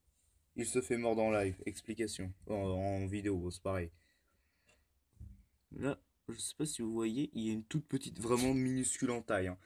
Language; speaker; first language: French; native; French